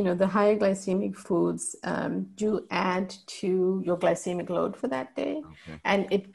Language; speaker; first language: English; native; English